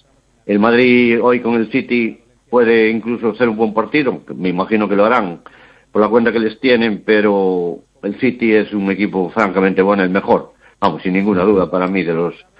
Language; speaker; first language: Spanish; native; Spanish